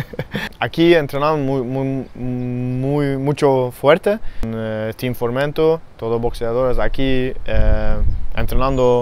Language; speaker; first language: Spanish; non-native, learner; Swedish